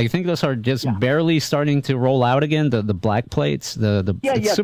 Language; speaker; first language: English; native; English